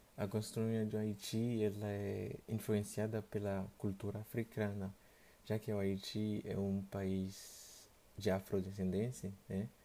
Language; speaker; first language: Portuguese; non-native, fluent; Haitian Creole